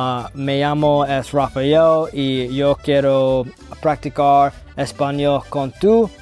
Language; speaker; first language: Spanish; non-native, learner; English